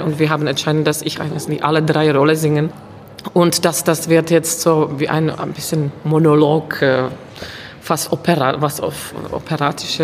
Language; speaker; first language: German; non-native, fluent; Czech